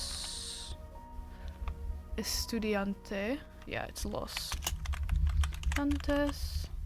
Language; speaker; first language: Spanish; non-native, learner; English